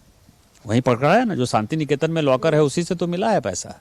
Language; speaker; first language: Hindi; native; Hindi